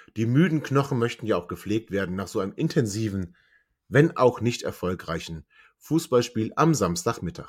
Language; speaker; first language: German; native; German